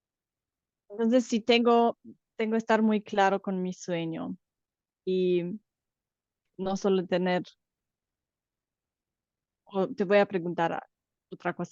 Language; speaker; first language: Spanish; non-native, fluent; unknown